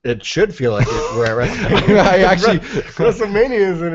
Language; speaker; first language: English; native; English